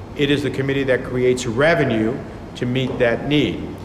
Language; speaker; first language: English; early bilingual, other home language; Spanish